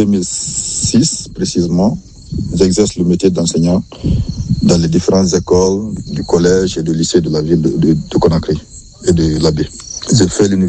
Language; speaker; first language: French; non-native, local second language; Fula